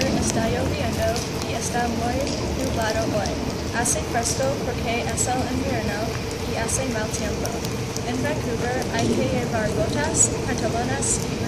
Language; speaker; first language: Spanish; non-native, learner; English